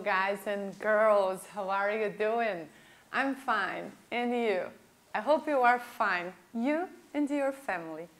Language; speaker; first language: English; non-native, fluent; Portuguese